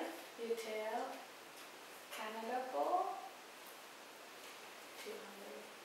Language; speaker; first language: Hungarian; non-native, learner; English